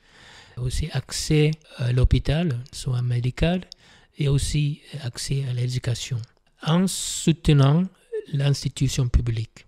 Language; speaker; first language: French; non-native, fluent; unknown